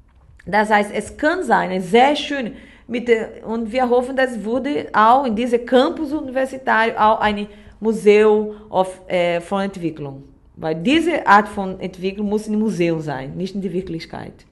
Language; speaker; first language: German; non-native, learner; Portuguese